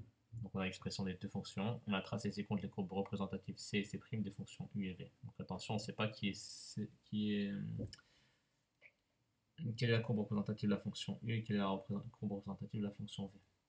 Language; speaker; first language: French; native; French